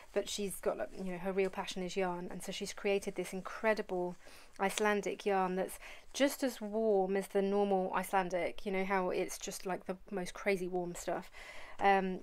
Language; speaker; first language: English; native; English